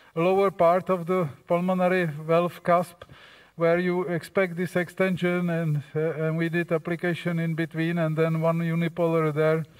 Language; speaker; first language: English; non-native, fluent; Czech